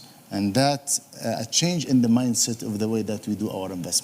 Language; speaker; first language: English; non-native, fluent; Arabic